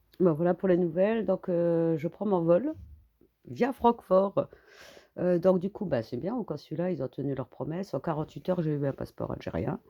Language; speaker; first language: French; early bilingual, other home language; Kabyle